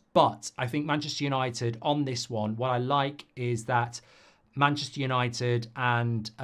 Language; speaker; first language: English; native; English